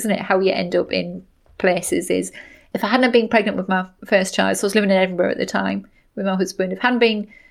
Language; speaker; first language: English; native; English